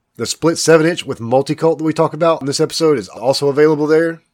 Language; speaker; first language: English; native; English